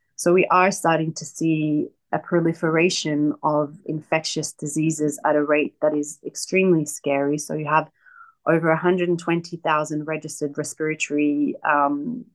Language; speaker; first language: English; native; English